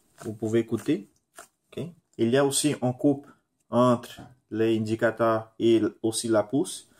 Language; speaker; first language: French; non-native, fluent; Portuguese